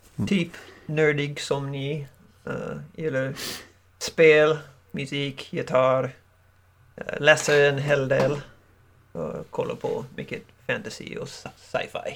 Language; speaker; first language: Swedish; non-native, learner; English